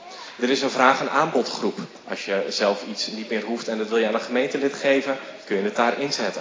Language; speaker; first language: Dutch; native; Dutch